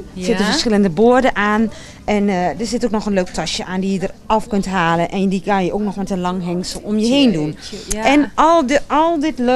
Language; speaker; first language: Dutch; native; Dutch